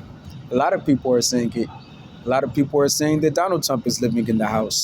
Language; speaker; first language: English; native; English